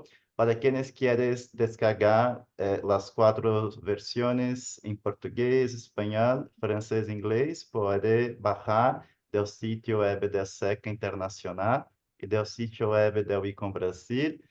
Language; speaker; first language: Spanish; non-native, fluent; Portuguese